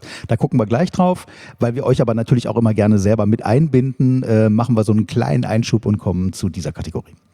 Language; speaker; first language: German; native; German